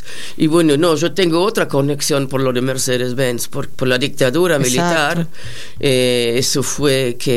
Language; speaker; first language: Spanish; non-native, fluent; German